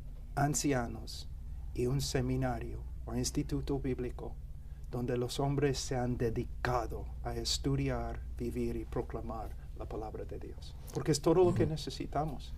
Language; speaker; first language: Spanish; non-native, fluent; English